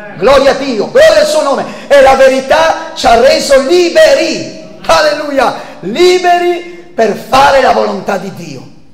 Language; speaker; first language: Italian; non-native, fluent; Spanish